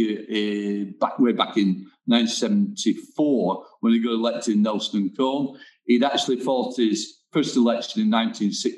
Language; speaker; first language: English; native; English